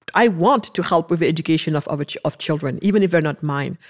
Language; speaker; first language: English; early bilingual, other home language; Wolof